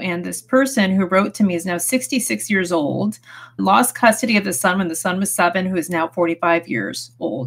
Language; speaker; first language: English; native; English